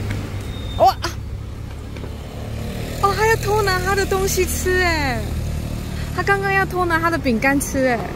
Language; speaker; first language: Chinese; non-native, learner; Japanese